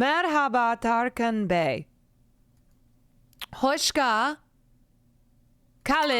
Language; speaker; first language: Turkish; non-native, learner; English